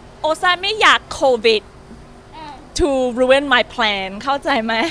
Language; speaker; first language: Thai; non-native, learner; English